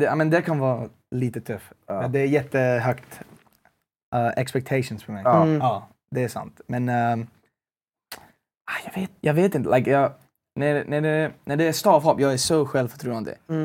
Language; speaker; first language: Swedish; non-native, fluent; English